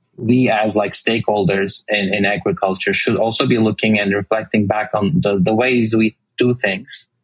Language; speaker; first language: English; non-native, fluent; Turkish